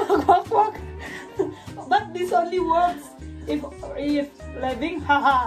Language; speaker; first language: English; non-native, learner; Indonesian